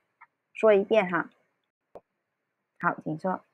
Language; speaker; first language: Chinese; early bilingual, heritage; Cantonese